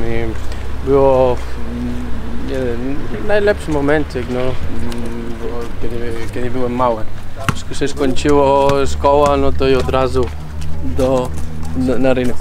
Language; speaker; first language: Polish; non-native, learner; Spanish